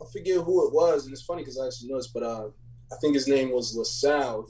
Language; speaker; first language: English; native; English